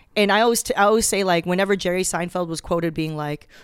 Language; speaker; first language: English; native; English